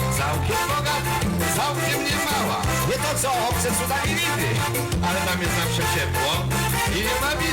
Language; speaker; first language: Polish; native; Polish